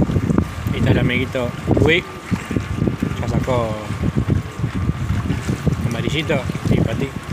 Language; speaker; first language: Spanish; native; Spanish